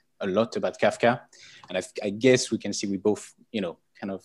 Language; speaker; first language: English; non-native, fluent; French